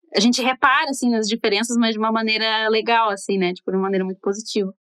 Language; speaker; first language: Portuguese; native; Portuguese